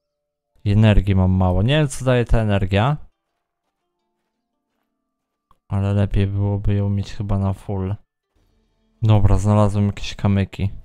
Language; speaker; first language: Polish; native; Polish